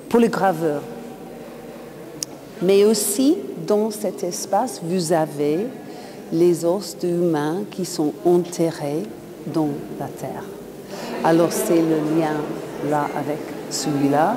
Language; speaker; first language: French; non-native, fluent; English